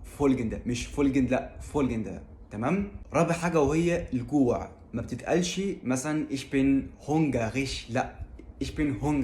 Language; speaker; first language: Arabic; native; Arabic